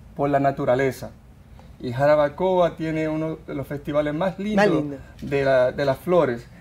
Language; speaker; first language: Spanish; early bilingual, heritage; Spanish